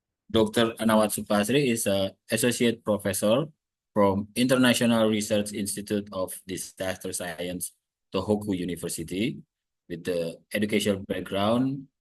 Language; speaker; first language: English; non-native, learner; Indonesian